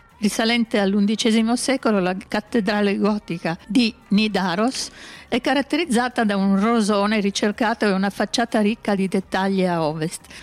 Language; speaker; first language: Italian; native; Italian